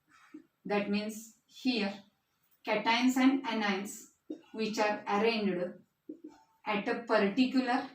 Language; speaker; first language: English; non-native, local second language; Marathi